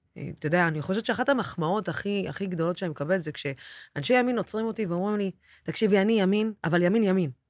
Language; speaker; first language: Hebrew; non-native, local second language; Arabic